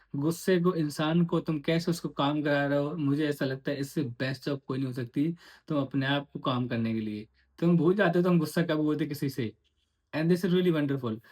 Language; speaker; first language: Hindi; native; Hindi